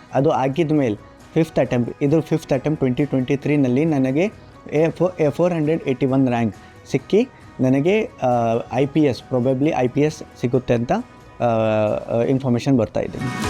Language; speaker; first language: Kannada; non-native, local second language; Urdu